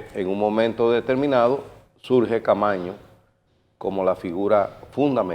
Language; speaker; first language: Spanish; native; Spanish